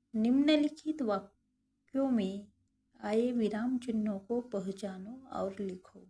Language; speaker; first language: Hindi; non-native, local second language; Marathi